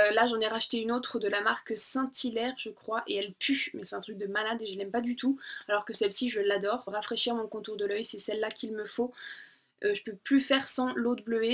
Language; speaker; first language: French; native; French